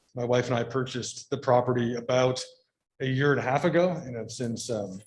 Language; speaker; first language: English; native; English